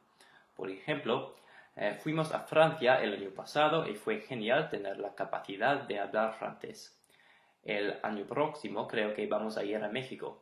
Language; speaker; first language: Spanish; non-native, learner; English